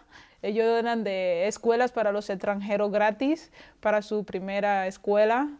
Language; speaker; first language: Spanish; non-native, local second language; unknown